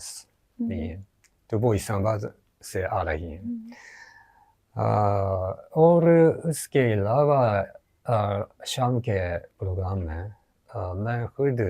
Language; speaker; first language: Hindi; non-native, learner; Japanese